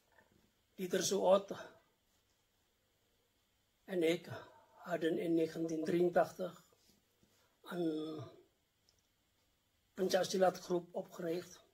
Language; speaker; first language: Dutch; non-native, fluent; Indonesian